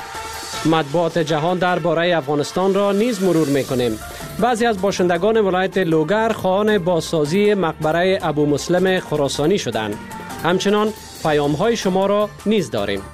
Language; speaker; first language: Persian; native; Persian